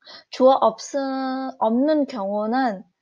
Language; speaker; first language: Korean; non-native, fluent; Vietnamese